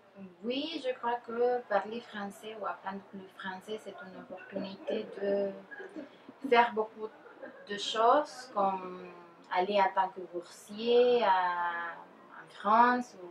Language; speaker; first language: French; non-native, fluent; Spanish